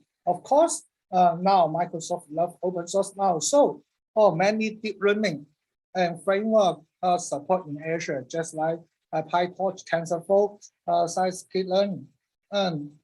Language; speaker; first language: English; non-native, learner; Cantonese